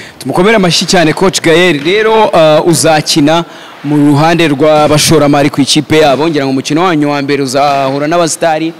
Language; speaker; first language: Kinyarwanda; native; Kinyarwanda